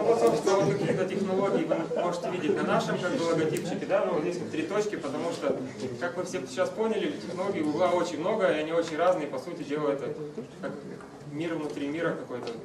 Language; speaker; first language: Russian; native; Russian